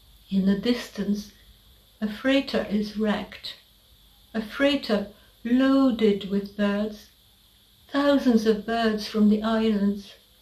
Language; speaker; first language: English; non-native, fluent; French